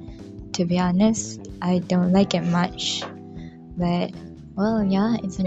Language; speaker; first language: English; non-native, local second language; Malay